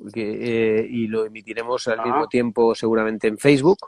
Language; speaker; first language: Spanish; native; Spanish